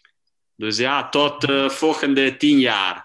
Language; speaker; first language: Dutch; non-native, learner; Portuguese